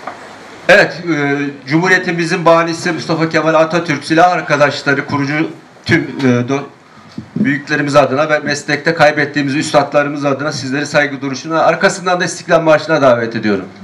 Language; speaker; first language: Turkish; native; Turkish